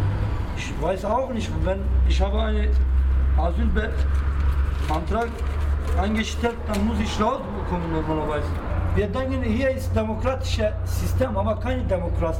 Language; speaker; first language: German; non-native, learner; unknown